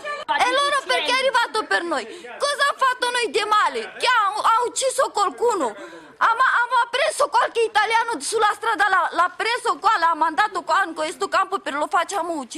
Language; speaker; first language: Italian; non-native, learner; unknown